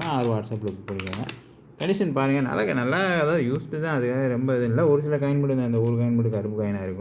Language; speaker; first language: Tamil; native; Tamil